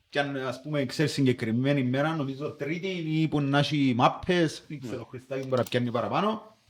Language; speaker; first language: Greek; native; Greek